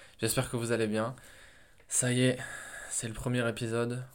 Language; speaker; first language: French; native; French